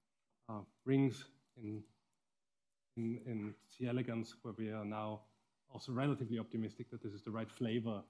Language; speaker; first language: English; non-native, fluent; German